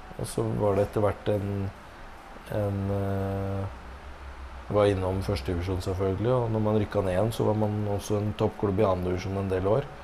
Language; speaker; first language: Norwegian; early bilingual, other home language; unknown